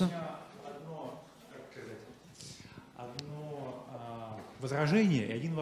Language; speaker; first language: Russian; native; Russian